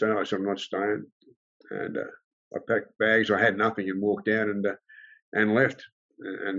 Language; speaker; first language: English; native; English